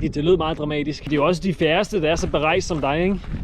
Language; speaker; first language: Danish; native; Danish